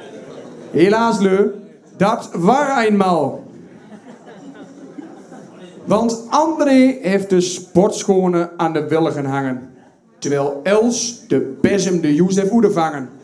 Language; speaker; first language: Dutch; native; Dutch